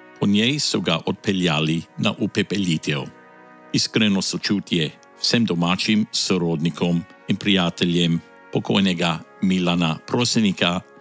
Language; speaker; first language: Slovenian; early bilingual, heritage; Slovenian